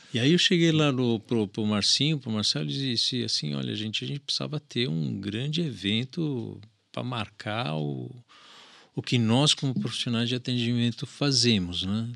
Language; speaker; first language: Portuguese; early bilingual, other home language; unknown